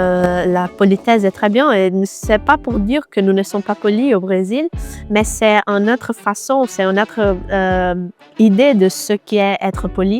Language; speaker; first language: French; non-native, fluent; Portuguese